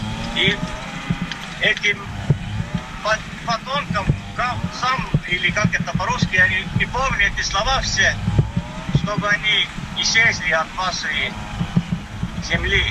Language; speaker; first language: Russian; non-native, learner; Estonian